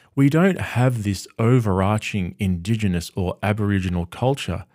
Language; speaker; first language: English; native; English